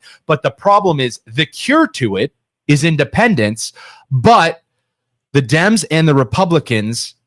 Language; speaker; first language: English; native; English